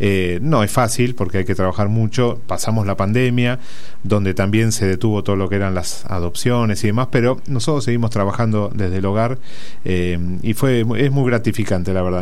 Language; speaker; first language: Spanish; native; Spanish